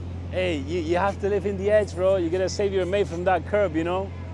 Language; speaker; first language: English; non-native, fluent; Spanish